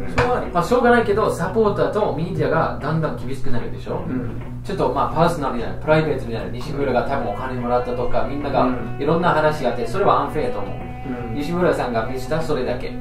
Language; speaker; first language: Japanese; non-native, fluent; English